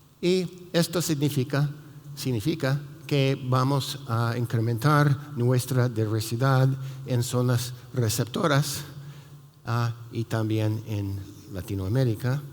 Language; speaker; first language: Spanish; non-native, fluent; English